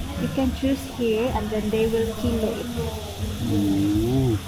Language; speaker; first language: English; non-native, local second language; Cebuano